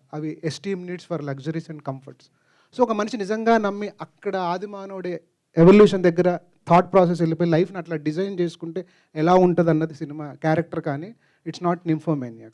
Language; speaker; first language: Telugu; native; Telugu